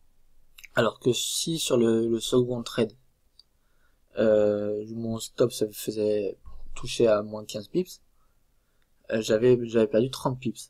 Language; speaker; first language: French; native; French